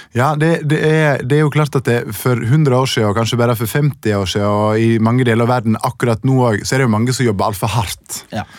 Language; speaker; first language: Norwegian; native; Norwegian